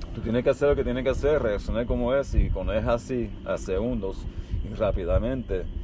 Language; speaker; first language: Spanish; early bilingual, heritage; Spanish